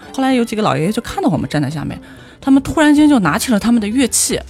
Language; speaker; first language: Chinese; native; Chinese